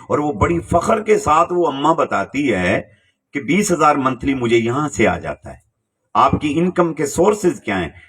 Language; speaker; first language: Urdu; non-native, local second language; Punjabi